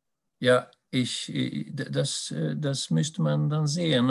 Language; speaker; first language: German; non-native, fluent; Swedish